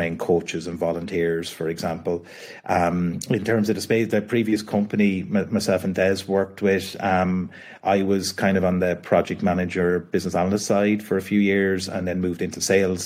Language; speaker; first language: English; native; English